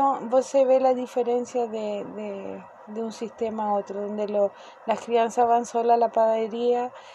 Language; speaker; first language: Portuguese; non-native, fluent; Spanish